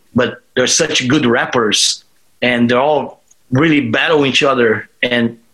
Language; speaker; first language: English; non-native, fluent; Portuguese